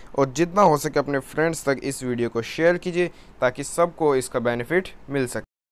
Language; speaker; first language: Hindi; native; Hindi